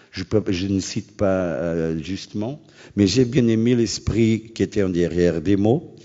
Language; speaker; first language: French; non-native, fluent; Portuguese